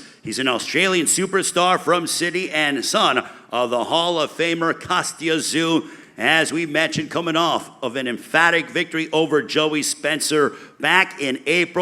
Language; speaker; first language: English; native; English